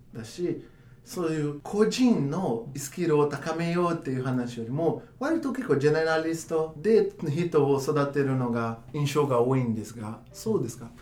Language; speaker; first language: Japanese; non-native, fluent; Portuguese